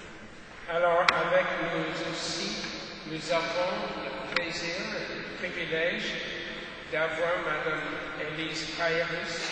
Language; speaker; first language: French; non-native, fluent; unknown